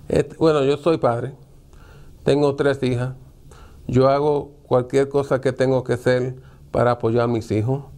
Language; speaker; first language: Spanish; early bilingual, heritage; Spanish